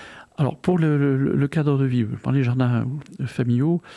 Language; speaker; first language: French; native; French